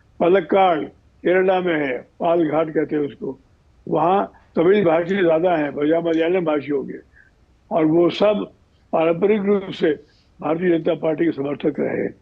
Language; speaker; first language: Hindi; non-native, local second language; Telugu